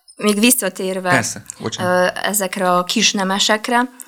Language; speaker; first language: Hungarian; non-native, fluent; Polish